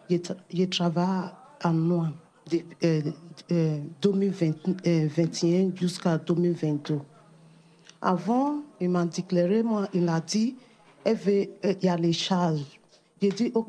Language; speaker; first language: French; non-native, learner; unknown